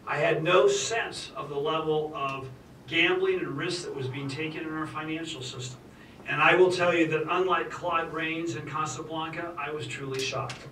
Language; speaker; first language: English; native; English